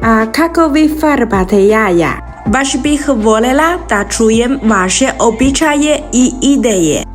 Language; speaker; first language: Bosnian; non-native, learner; Chinese